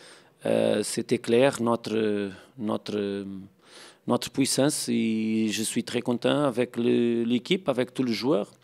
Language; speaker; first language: French; non-native, fluent; Portuguese